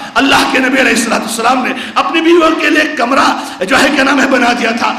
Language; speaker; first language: Urdu; non-native, local second language; Konkani